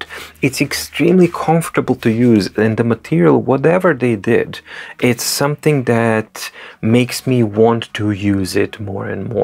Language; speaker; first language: English; non-native, fluent; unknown